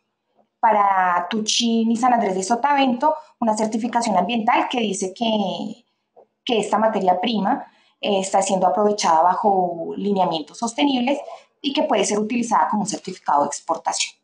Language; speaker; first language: Spanish; native; Spanish